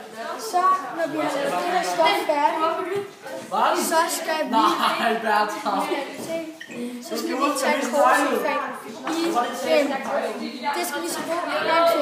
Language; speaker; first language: Danish; native; Danish